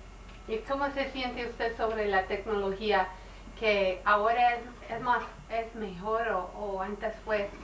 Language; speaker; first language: Spanish; non-native, learner; English